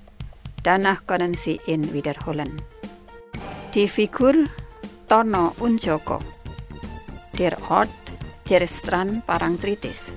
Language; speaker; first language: German; non-native, fluent; Indonesian